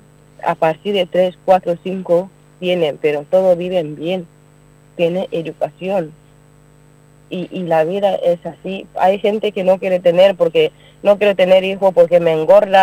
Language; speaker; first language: Spanish; non-native, learner; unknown